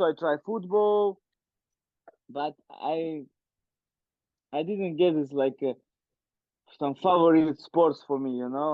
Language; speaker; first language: English; non-native, learner; Russian